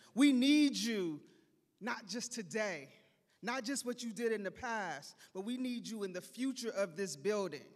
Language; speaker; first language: English; native; English